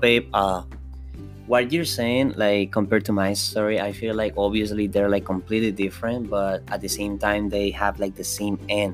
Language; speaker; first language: English; non-native, fluent; Spanish